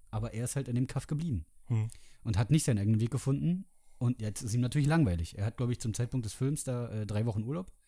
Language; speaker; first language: German; native; German